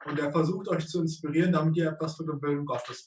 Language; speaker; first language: German; native; German